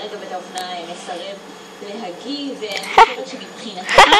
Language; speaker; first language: Hebrew; native; Hebrew